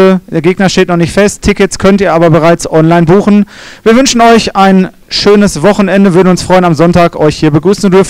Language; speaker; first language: German; native; German